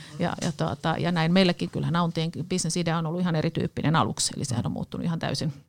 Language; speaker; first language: Finnish; native; Finnish